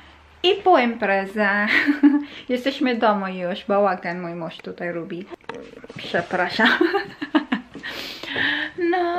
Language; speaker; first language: Polish; non-native, learner; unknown